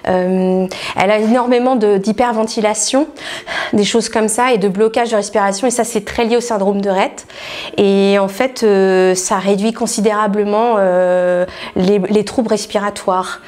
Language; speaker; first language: French; native; French